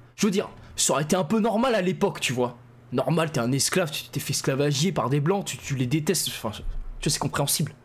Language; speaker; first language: French; native; French